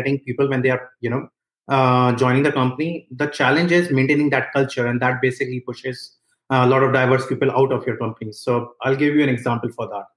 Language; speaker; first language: English; non-native, local second language; Hindi